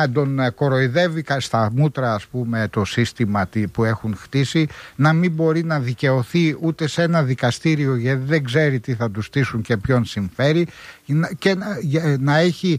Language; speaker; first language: Greek; native; Greek